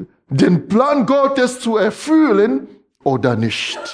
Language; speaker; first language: German; non-native, fluent; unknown